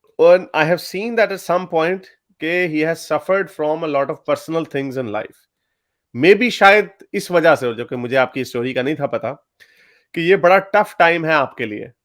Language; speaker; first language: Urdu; native; Urdu